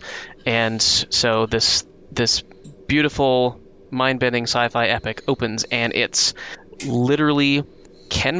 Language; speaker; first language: English; native; English